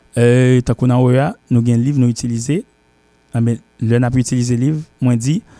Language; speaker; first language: French; native; French